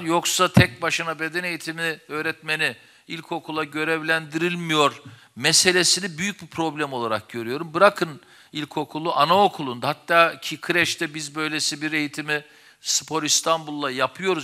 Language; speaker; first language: Turkish; native; Turkish